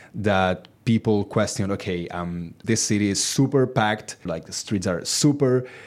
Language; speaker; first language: English; non-native, fluent; Catalan